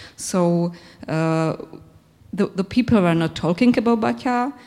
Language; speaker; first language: English; non-native, fluent; Czech